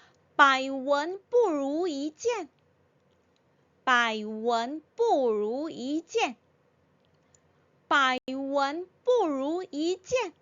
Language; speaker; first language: Chinese; non-native, fluent; Korean